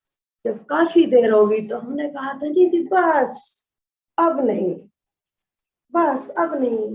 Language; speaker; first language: Hindi; native; Hindi